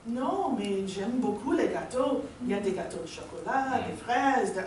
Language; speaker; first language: French; non-native, learner; English